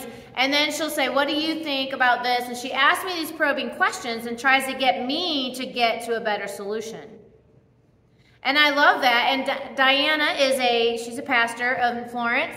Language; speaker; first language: English; native; English